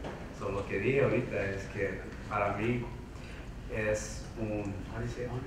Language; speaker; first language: Spanish; early bilingual, heritage; Spanish